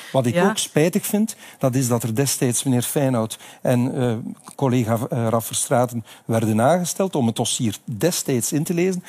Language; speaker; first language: Dutch; native; Dutch